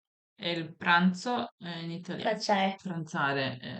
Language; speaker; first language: Italian; non-native, fluent; Serbian